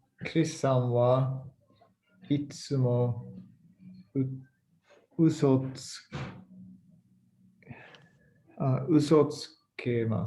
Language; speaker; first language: Japanese; non-native, learner; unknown